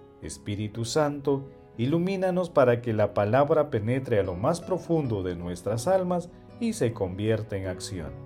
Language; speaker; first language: Spanish; native; Spanish